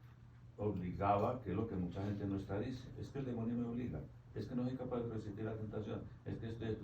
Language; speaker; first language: Spanish; native; Spanish